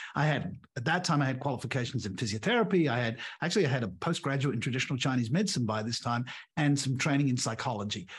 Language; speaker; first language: English; native; English